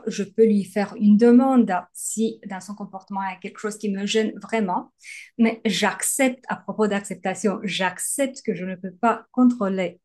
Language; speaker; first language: French; native; French